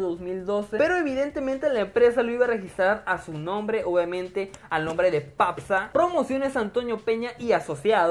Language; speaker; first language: Spanish; native; Spanish